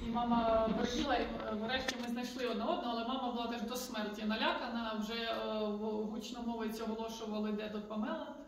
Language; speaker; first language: Ukrainian; native; Ukrainian